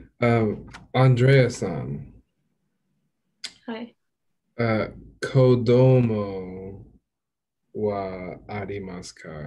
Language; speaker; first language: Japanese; non-native, learner; English